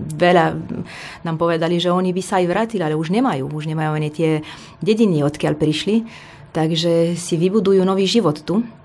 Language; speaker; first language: Slovak; non-native, fluent; Romanian